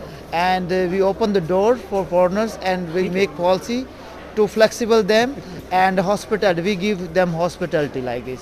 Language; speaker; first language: English; non-native, local second language; Urdu